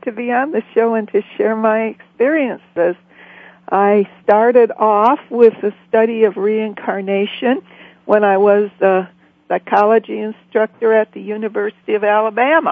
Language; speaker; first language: English; native; English